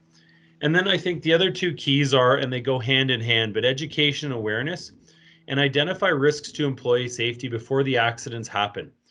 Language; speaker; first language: English; native; English